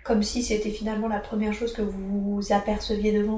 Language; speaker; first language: French; native; French